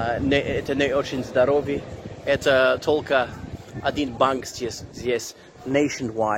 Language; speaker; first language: Russian; non-native, learner; English